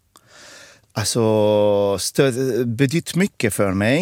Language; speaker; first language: Swedish; non-native, fluent; Arabic